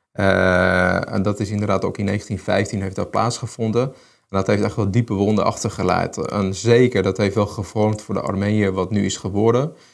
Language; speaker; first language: Dutch; early bilingual, other home language; Armenian